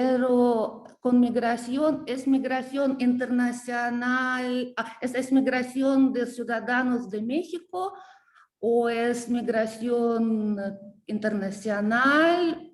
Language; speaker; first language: Spanish; non-native, learner; Russian